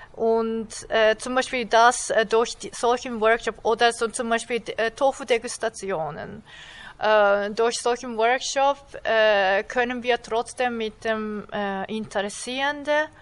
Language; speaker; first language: German; non-native, fluent; Japanese